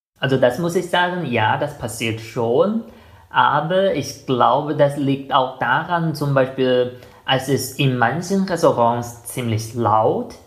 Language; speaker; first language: German; non-native, fluent; Chinese